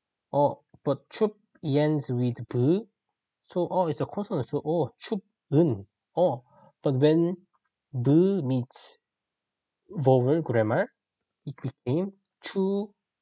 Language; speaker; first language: English; non-native, fluent; Korean